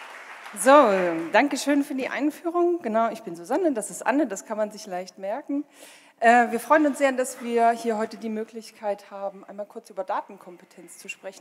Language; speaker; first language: German; native; German